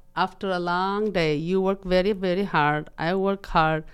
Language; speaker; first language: English; non-native, fluent; Persian